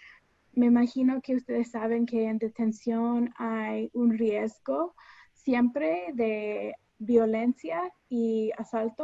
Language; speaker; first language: Spanish; non-native, fluent; English